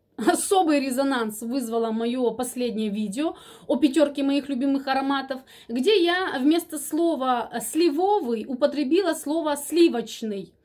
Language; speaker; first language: Russian; native; Russian